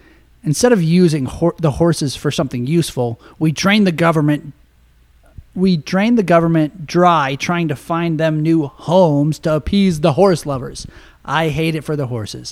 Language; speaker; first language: English; native; English